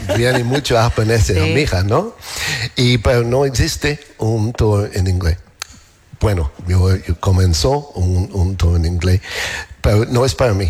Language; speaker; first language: Spanish; non-native, learner; English